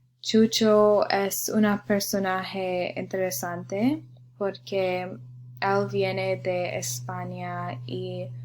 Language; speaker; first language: Spanish; non-native, learner; English